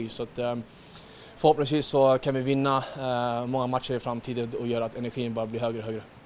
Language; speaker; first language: Swedish; native; Swedish